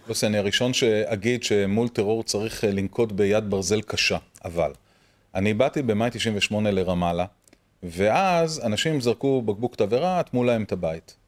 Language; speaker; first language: Hebrew; native; Hebrew